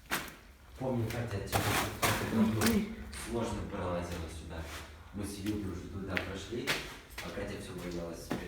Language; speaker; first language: Russian; native; Russian